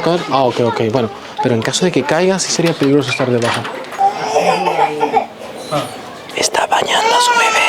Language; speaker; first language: Spanish; native; Spanish